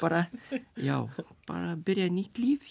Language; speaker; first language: Icelandic; non-native, learner; Lithuanian